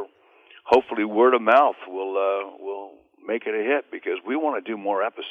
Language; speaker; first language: English; native; English